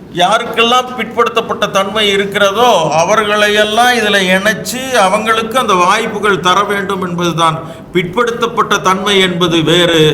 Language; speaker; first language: Tamil; native; Tamil